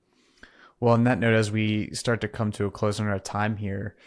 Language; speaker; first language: English; native; English